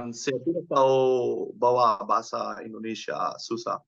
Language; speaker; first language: Indonesian; non-native, learner; Dutch